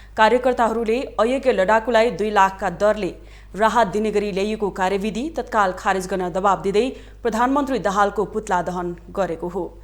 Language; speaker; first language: Nepali; native; Nepali